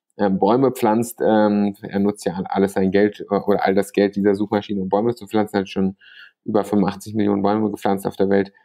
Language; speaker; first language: German; native; German